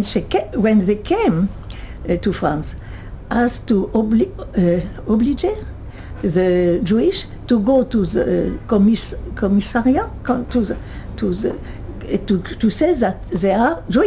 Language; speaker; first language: English; non-native, learner; French